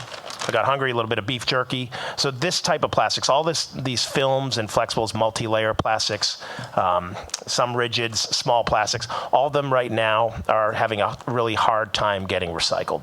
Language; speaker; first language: English; native; English